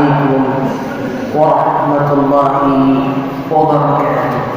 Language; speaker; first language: Indonesian; native; Indonesian